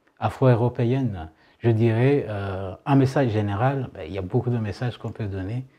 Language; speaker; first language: French; non-native, local second language; Kinyarwanda